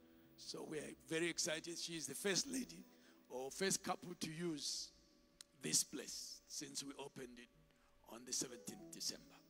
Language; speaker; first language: English; non-native, local second language; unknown